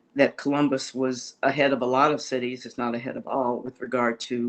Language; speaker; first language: English; native; English